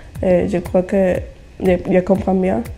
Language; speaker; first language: French; non-native, learner; Spanish